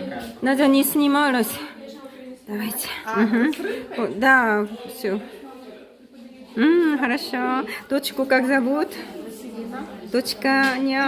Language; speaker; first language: Russian; non-native, fluent; Korean